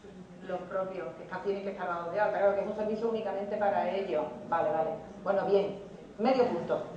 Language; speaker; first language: Spanish; native; Spanish